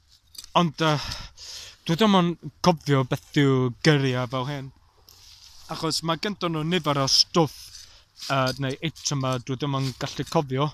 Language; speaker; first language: Welsh; non-native, learner; English